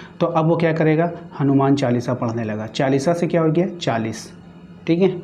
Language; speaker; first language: Hindi; native; Hindi